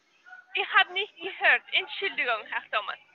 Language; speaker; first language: German; non-native, learner; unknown